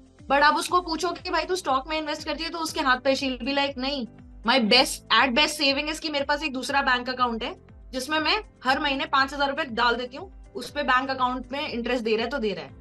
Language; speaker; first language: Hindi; native; Hindi